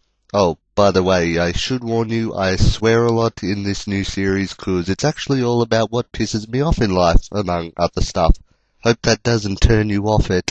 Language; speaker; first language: English; native; English